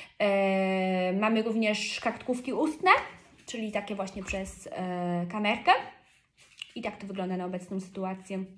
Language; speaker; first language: Polish; early bilingual, heritage; Polish